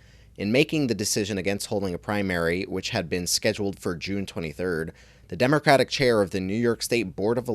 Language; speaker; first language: English; native; English